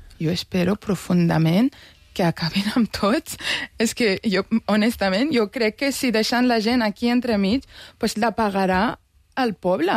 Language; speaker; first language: Catalan; non-native, fluent; Persian